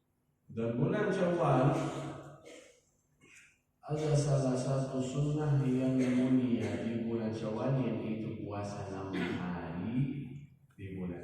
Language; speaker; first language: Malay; non-native, learner; Arabic